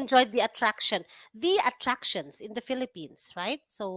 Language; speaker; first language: English; non-native, fluent; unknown